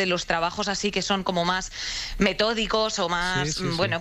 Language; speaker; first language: Spanish; native; Spanish